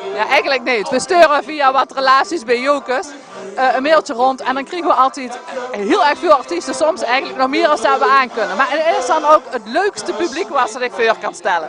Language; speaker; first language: Dutch; native; Dutch